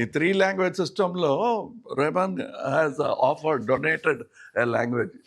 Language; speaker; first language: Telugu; non-native, fluent; Tamil